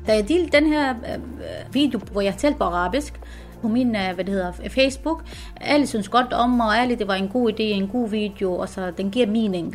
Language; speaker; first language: Danish; non-native, fluent; Arabic